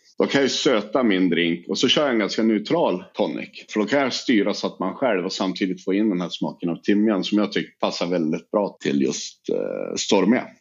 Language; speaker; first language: Swedish; native; Swedish